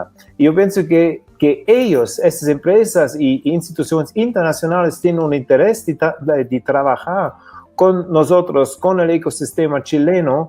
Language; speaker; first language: Spanish; non-native, fluent; German